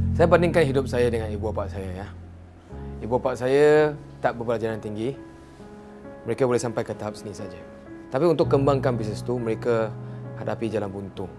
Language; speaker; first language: Malay; non-native, local second language; Chinese